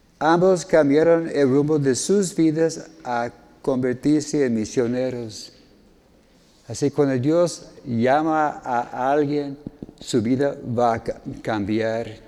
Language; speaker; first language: Spanish; non-native, fluent; English